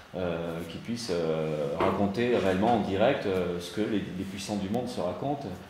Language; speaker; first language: French; native; French